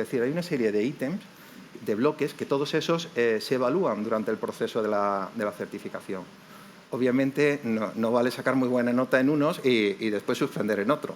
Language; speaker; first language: Spanish; native; Spanish